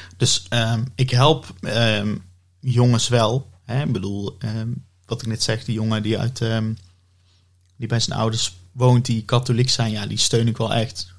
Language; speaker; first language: Dutch; native; Dutch